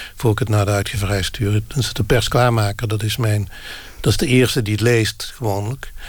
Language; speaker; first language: Dutch; non-native, local second language; Limburgish